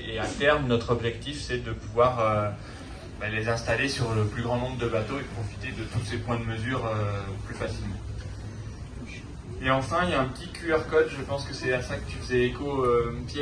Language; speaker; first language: French; native; French